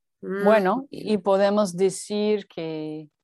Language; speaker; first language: Spanish; non-native, fluent; English